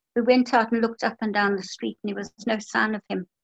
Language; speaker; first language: English; native; English